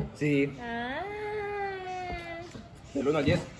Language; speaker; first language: Spanish; native; Spanish